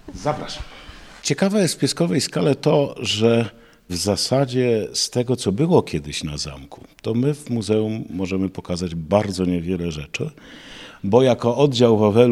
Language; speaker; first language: Polish; native; Polish